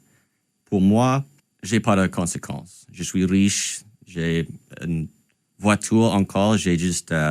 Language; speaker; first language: French; non-native, local second language; English